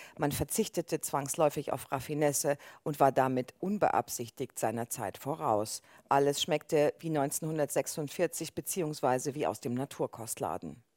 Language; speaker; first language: German; native; German